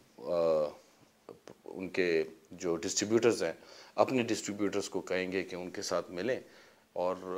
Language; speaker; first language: Urdu; non-native, local second language; Pashto